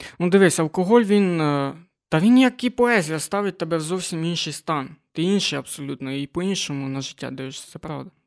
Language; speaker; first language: Ukrainian; non-native, local second language; Russian